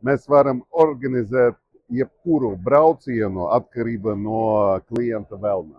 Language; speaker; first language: Latvian; non-native, local second language; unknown